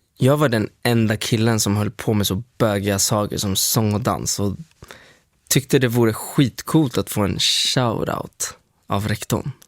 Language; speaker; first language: Swedish; early bilingual, other home language; Spanish